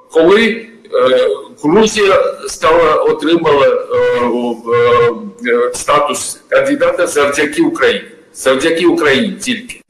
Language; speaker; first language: Ukrainian; non-native, fluent; Georgian